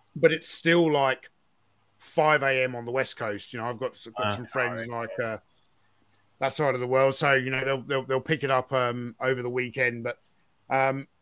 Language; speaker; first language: English; native; English